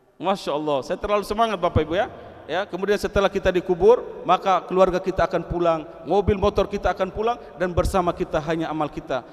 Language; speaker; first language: Indonesian; non-native, local second language; Tetum